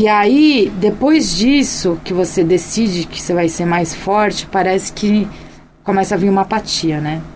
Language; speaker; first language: Portuguese; early bilingual, other home language; Korean